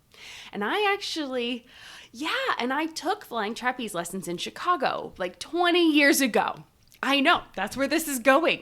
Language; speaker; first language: English; native; English